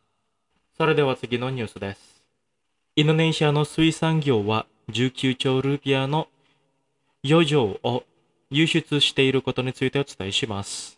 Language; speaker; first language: Japanese; non-native, fluent; Indonesian